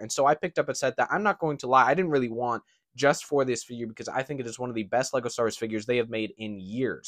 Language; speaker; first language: English; native; English